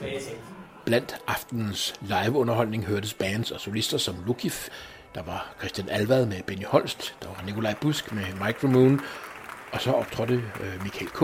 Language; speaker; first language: Danish; native; Danish